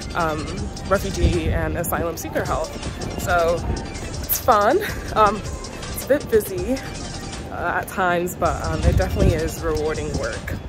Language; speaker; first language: English; native; English